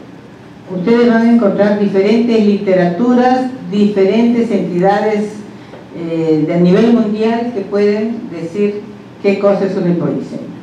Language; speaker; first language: Spanish; native; Spanish